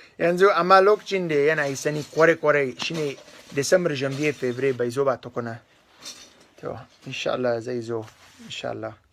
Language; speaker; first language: Hausa; non-native, learner; English